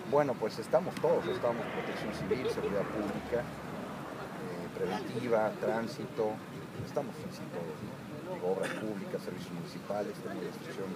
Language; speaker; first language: Spanish; native; Spanish